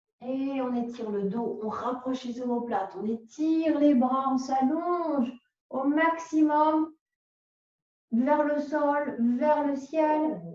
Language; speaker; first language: French; native; French